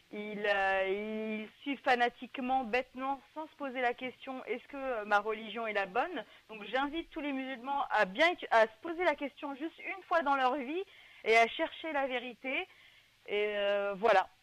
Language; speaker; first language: French; native; French